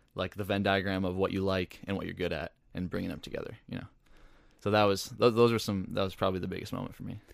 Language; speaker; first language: English; native; English